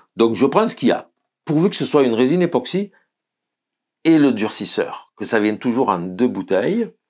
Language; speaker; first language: French; native; French